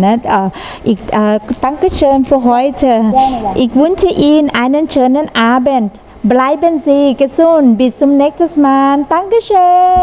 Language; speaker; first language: German; non-native, learner; Thai